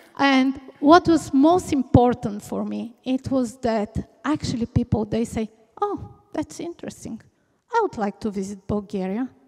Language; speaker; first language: English; non-native, fluent; Bulgarian